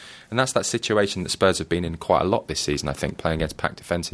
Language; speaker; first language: English; native; English